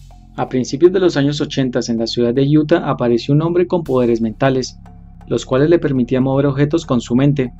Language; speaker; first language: Spanish; native; Spanish